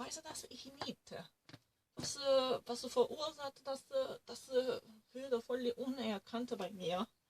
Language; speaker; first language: German; non-native, learner; Korean